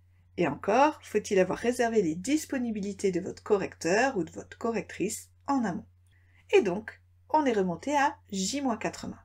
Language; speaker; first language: French; native; French